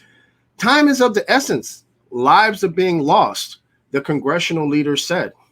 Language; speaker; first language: English; native; English